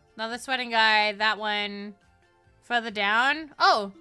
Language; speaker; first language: English; native; English